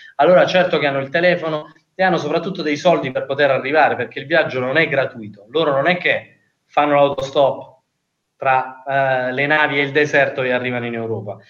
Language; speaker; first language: Italian; native; Italian